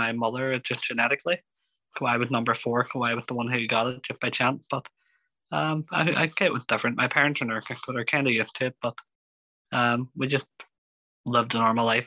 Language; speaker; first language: English; native; English